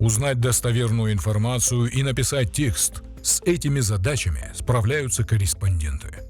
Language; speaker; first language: Russian; native; Russian